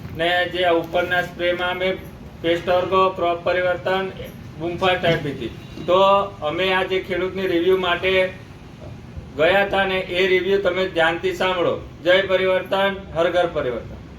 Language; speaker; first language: Gujarati; non-native, local second language; Rathawi